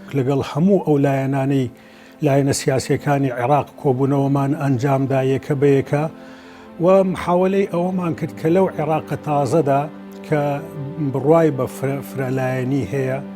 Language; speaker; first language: Central Kurdish; non-native, local second language; Turkish